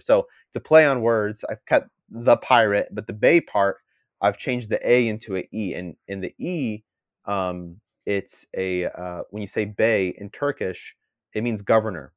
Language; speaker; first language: English; native; English